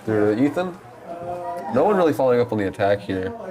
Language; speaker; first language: English; native; English